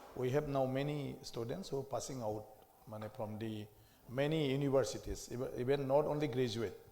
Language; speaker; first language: English; non-native, local second language; Assamese